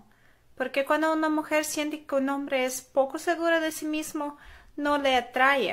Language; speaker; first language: Spanish; non-native, fluent; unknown